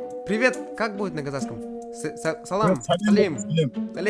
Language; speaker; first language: Russian; non-native, local second language; Kazakh